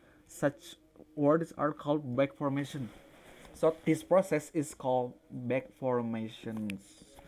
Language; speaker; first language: English; non-native, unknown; Indonesian